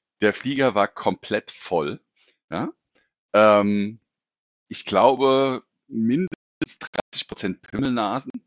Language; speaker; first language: German; native; German